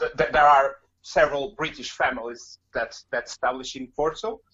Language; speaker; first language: English; non-native, fluent; Portuguese